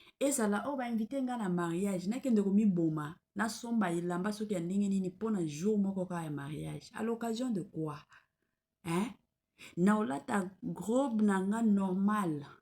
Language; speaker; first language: Lingala; non-native, local second language; Swahili